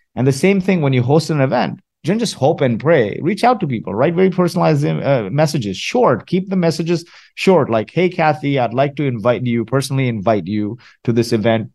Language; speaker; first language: English; early bilingual, other home language; Arabic